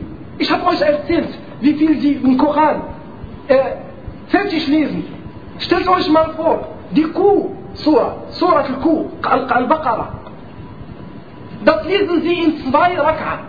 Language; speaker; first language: German; non-native, fluent; Arabic